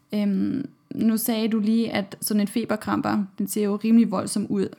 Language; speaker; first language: Danish; non-native, fluent; German